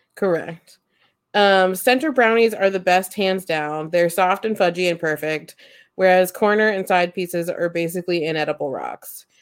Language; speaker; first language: English; native; English